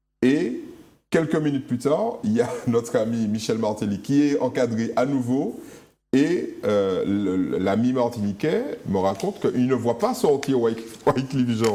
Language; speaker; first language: French; native; French